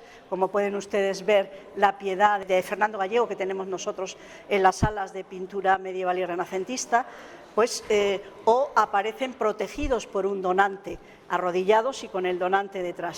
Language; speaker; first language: Spanish; native; Spanish